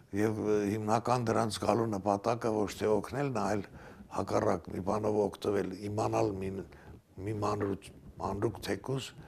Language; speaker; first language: Armenian; native; Armenian